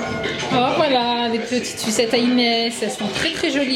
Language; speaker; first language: French; native; French